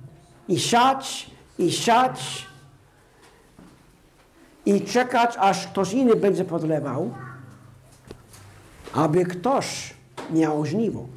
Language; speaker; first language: Polish; non-native, fluent; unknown